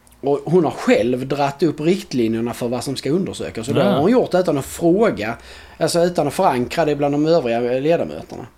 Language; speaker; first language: Swedish; native; Swedish